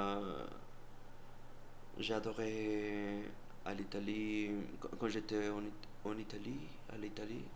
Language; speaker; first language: French; non-native, learner; Spanish